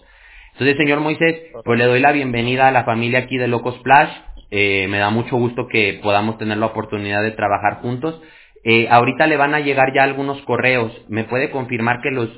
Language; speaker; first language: Spanish; native; Spanish